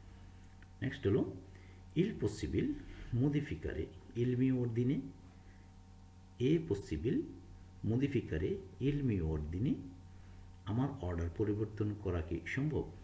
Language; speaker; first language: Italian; non-native, fluent; Bangla